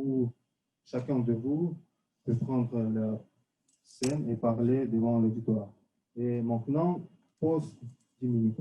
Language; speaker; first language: French; non-native, fluent; Russian